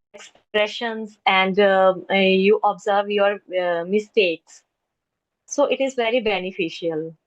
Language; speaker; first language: English; non-native, local second language; Hindi